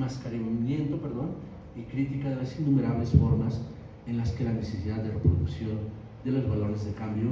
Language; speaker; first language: Spanish; native; Spanish